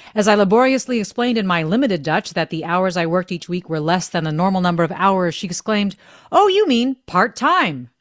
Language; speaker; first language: English; native; English